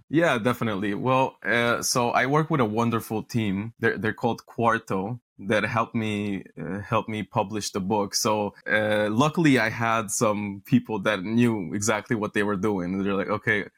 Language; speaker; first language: English; non-native, fluent; Romanian